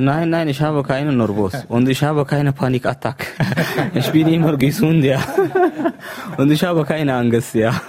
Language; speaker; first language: German; non-native, learner; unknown